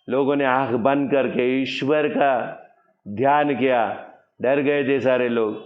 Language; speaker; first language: Hindi; non-native, local second language; Marathi